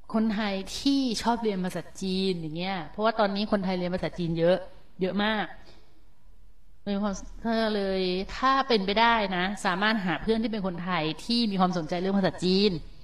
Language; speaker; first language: Thai; native; Thai